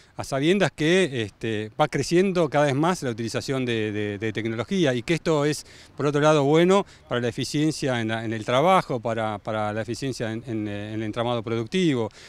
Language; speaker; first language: Spanish; native; Spanish